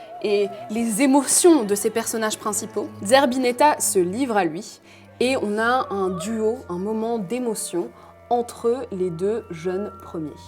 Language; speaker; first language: French; native; French